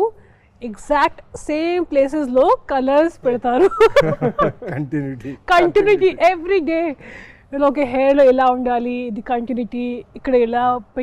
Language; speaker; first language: Telugu; non-native, fluent; Hindi